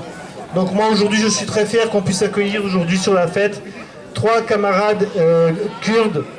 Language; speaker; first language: French; native; French